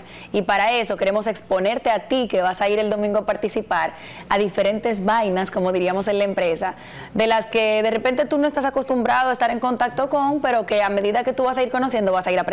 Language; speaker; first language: Spanish; native; Spanish